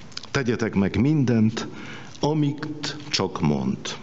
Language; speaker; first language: Hungarian; non-native, fluent; Polish